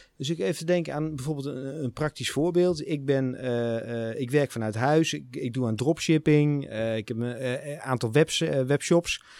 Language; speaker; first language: Dutch; native; Dutch